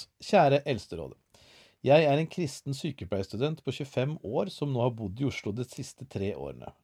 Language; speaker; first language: Norwegian; native; Norwegian